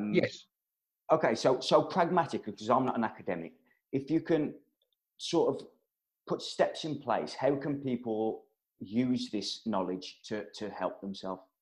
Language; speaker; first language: English; native; English